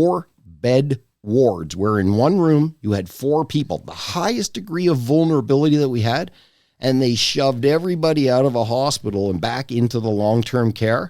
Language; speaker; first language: English; native; English